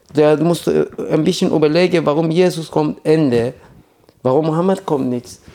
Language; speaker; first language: German; non-native, learner; Persian